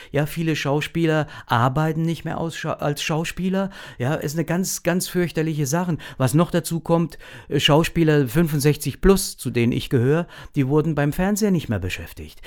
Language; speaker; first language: German; native; German